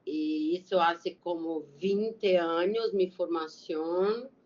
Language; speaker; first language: Spanish; non-native, learner; Portuguese